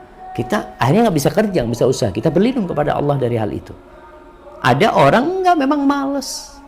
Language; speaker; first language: Indonesian; native; Indonesian